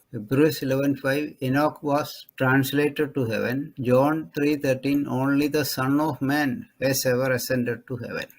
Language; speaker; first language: English; non-native, local second language; Malayalam